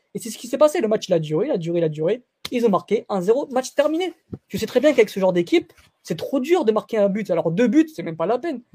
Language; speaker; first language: French; early bilingual, other home language; Portuguese